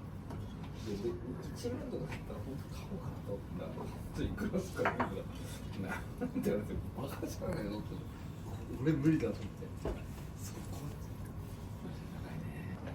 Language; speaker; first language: Japanese; native; Japanese